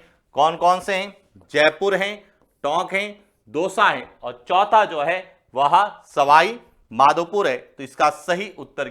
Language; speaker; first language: Hindi; native; Hindi